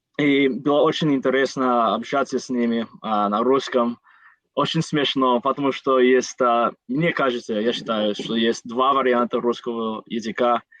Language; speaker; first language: Russian; non-native, learner; English